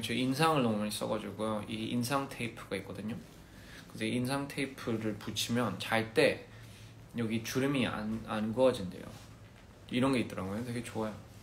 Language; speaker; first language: Korean; early bilingual, heritage; Korean